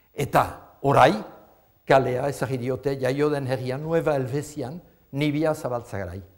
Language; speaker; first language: Basque; native; Basque